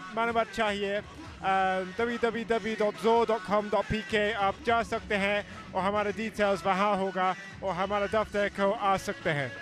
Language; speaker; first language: Hindi; early bilingual, heritage; Hindi